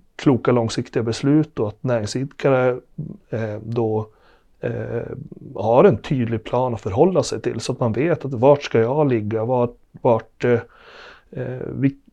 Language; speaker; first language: Swedish; native; Swedish